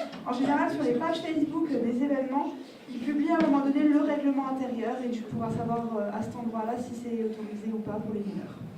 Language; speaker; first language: French; native; French